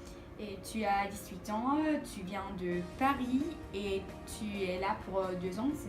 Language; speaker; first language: French; non-native, learner; English